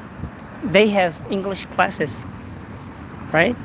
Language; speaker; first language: English; non-native, fluent; Korean